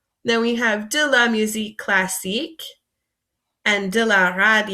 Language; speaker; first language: French; non-native, fluent; English